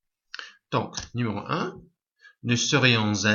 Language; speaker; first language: French; non-native, fluent; English